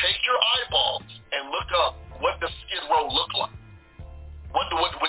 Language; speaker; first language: English; native; English